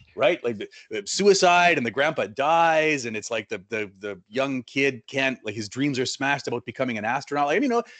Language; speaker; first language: English; native; English